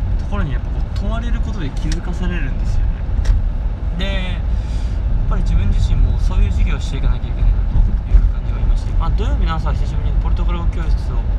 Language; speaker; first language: Japanese; native; Japanese